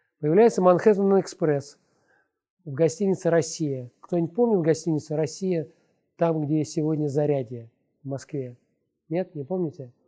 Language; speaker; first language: Russian; native; Russian